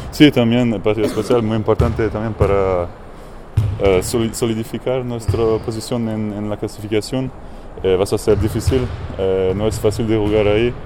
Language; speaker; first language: Spanish; non-native, fluent; French